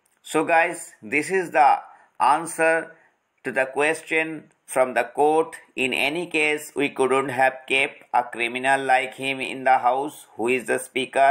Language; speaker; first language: English; non-native, local second language; Bangla